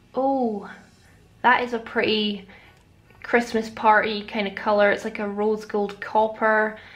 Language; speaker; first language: English; native; English